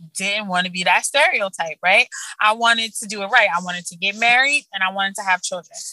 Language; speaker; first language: English; native; English